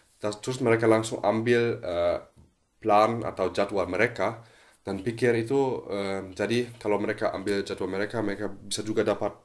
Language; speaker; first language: Indonesian; non-native, fluent; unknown